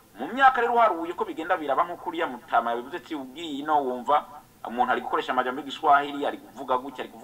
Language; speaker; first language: Rundi; early bilingual, heritage; Rundi